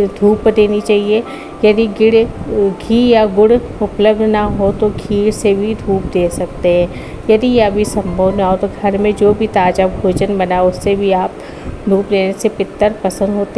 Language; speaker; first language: Hindi; native; Hindi